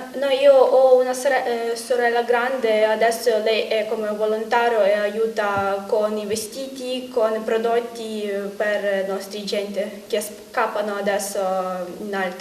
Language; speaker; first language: Italian; non-native, learner; Ukrainian